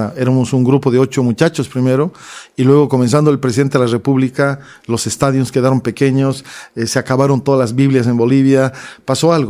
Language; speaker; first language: Spanish; native; Spanish